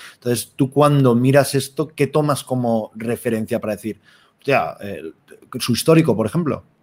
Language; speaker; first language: Spanish; native; Spanish